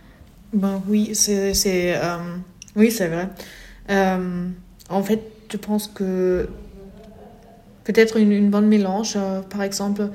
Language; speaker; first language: French; non-native, fluent; German